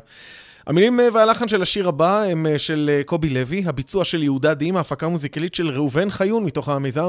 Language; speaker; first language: Hebrew; native; Hebrew